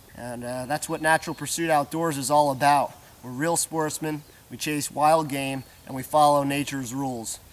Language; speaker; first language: English; native; English